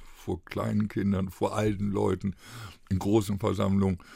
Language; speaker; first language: German; native; German